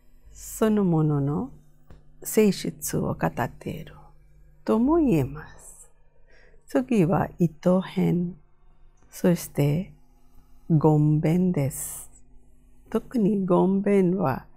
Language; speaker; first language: Japanese; non-native, fluent; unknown